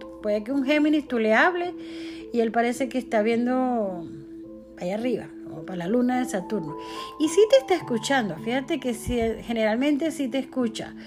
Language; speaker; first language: Spanish; native; Spanish